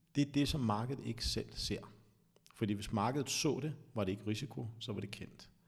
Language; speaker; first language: Danish; native; Danish